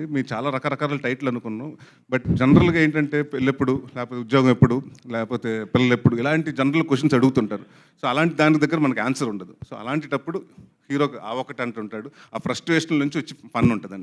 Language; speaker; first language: Telugu; native; Telugu